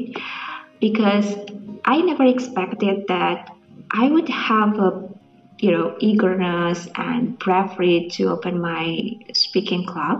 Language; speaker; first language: English; non-native, fluent; Indonesian